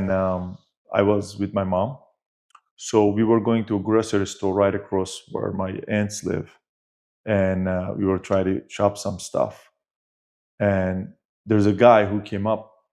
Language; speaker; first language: English; non-native, fluent; Turkish